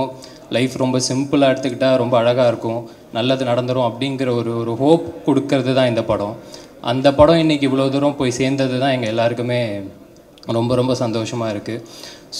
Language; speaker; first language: Tamil; native; Tamil